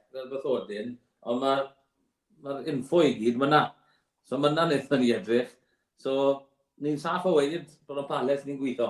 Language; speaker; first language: Welsh; native; Welsh